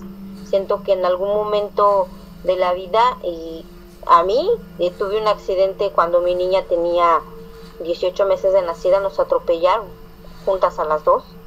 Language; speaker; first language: Spanish; native; Spanish